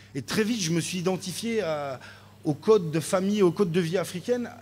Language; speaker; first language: French; native; French